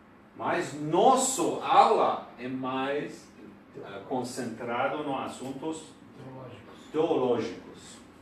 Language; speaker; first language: Portuguese; non-native, learner; Persian